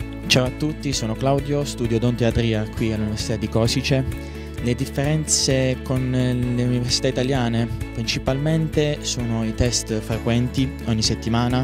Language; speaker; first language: Italian; native; Italian